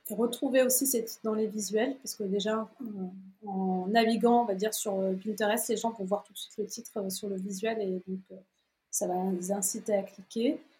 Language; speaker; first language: French; native; French